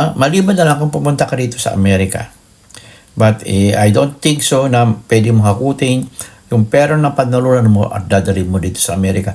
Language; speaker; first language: Filipino; native; Filipino